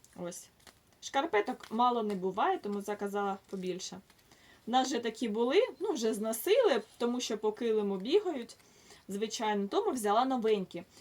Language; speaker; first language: Ukrainian; native; Ukrainian